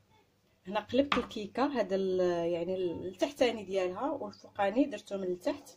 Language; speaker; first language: Arabic; native; Arabic